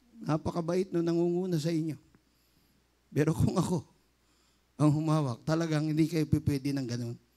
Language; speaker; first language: Filipino; native; Filipino